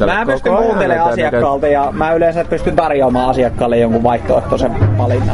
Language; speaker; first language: Finnish; native; Finnish